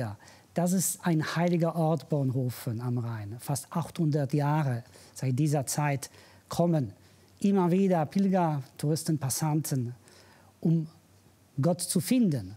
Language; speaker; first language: German; non-native, fluent; Polish